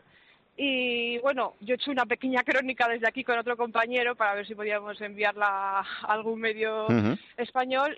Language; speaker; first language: Spanish; native; Spanish